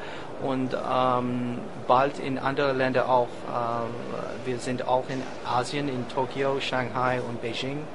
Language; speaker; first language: German; non-native, learner; English